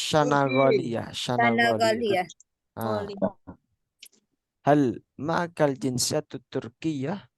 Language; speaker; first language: Arabic; non-native, fluent; Indonesian